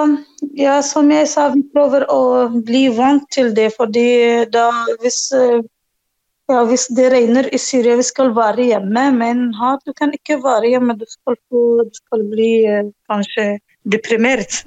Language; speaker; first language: Norwegian; non-native, learner; Arabic